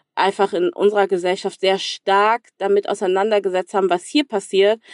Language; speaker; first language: German; native; German